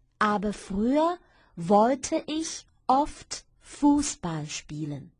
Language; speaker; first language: German; non-native, fluent; Chinese